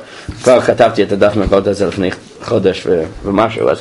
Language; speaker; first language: Hebrew; non-native, fluent; English